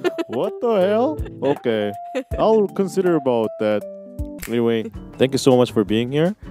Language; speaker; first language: English; non-native, fluent; Korean